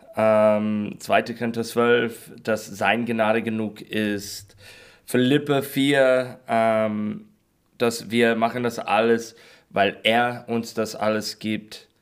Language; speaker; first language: German; non-native, learner; English